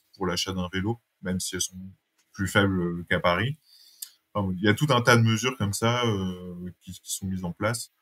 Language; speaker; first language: French; native; French